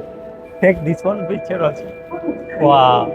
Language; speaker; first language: English; non-native, learner; Bangla